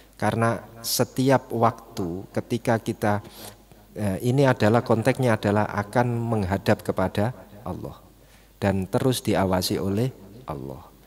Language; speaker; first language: Indonesian; non-native, local second language; Javanese